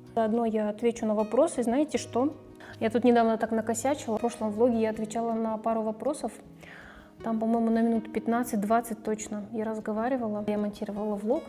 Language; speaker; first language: Russian; native; Russian